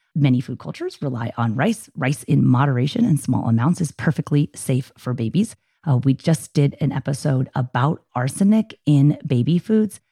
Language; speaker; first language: English; native; English